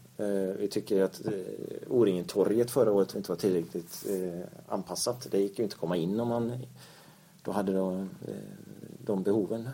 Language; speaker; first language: Swedish; native; Swedish